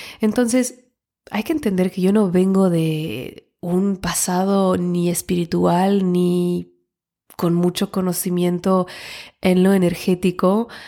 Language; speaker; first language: Spanish; non-native, fluent; French